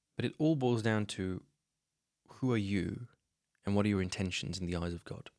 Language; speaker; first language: English; non-native, fluent; Slovenian